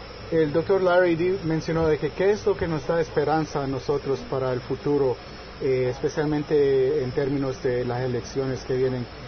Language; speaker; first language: Spanish; native; Spanish